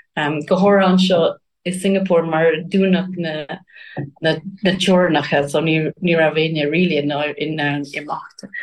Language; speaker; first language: Irish; non-native, local second language; English